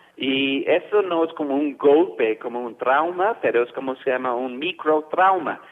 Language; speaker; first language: Spanish; non-native, fluent; English